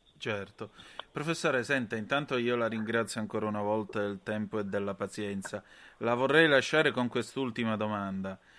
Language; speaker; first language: Italian; native; Italian